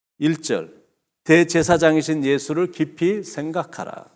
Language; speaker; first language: Korean; native; Korean